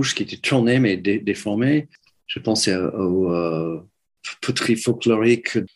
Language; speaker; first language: French; non-native, fluent; English